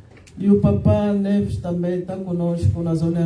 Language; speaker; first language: Portuguese; non-native, local second language; Lingala